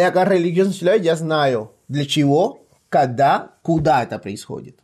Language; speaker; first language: Russian; non-native, fluent; Spanish